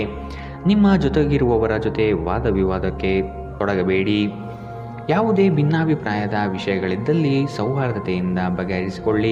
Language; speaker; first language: Kannada; native; Kannada